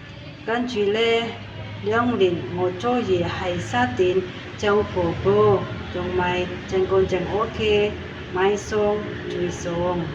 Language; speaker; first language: Cantonese; non-native, learner; Indonesian